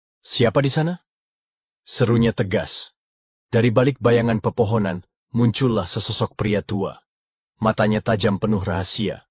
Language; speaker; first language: Indonesian; native; Indonesian